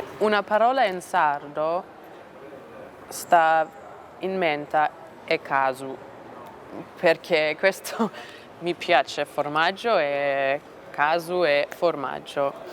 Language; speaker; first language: Italian; non-native, learner; English